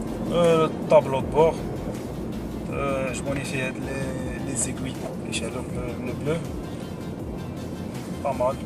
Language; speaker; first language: French; non-native, local second language; Arabic